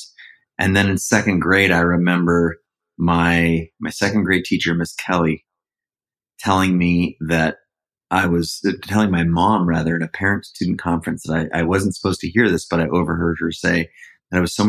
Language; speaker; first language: English; native; English